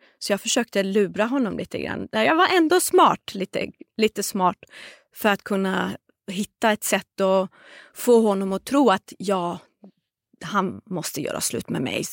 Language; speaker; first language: Swedish; non-native, fluent; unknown